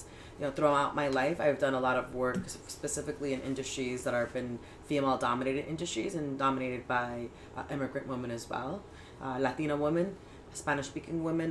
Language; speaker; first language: English; early bilingual, other home language; Spanish